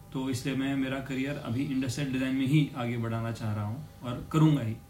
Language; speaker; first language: Hindi; non-native, local second language; Marathi